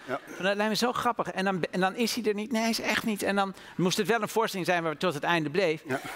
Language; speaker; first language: Dutch; native; Dutch